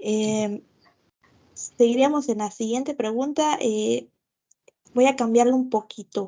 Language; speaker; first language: Spanish; native; Spanish